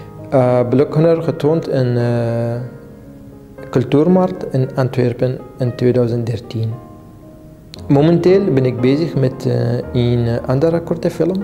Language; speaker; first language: Dutch; non-native, learner; Kurdish